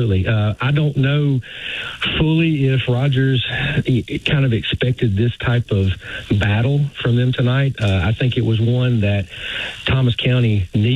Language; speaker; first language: English; native; English